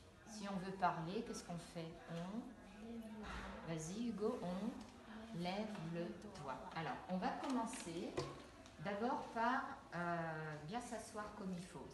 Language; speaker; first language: French; native; French